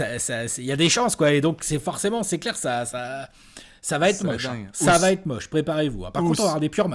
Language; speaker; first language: French; native; French